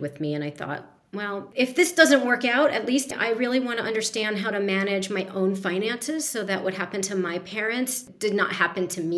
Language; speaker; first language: English; native; English